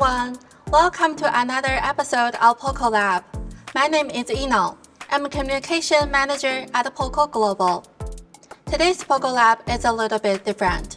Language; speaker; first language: English; non-native, fluent; Chinese